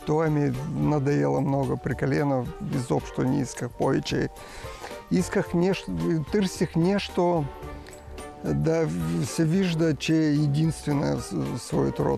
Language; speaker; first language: Bulgarian; non-native, learner; Russian